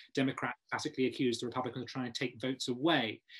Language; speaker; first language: English; native; English